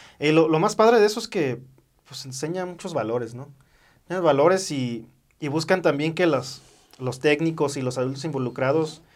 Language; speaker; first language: Spanish; early bilingual, heritage; Spanish